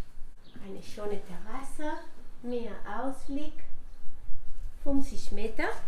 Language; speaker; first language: German; non-native, learner; Spanish